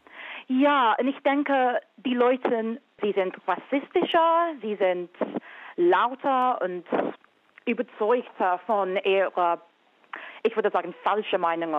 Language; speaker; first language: German; non-native, fluent; English